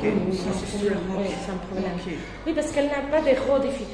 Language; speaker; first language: French; non-native, fluent; Spanish